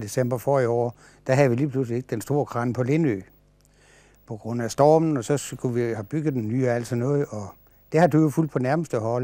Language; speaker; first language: Danish; native; Danish